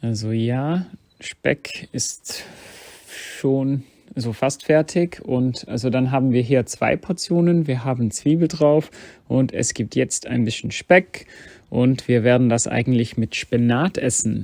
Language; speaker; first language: German; non-native, fluent; English